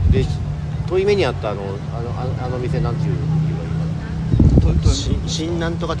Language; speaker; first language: Japanese; native; Japanese